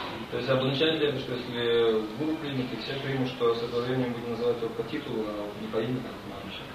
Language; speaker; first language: Russian; native; Russian